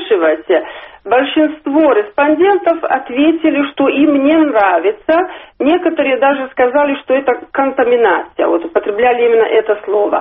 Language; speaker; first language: Russian; non-native, fluent; Italian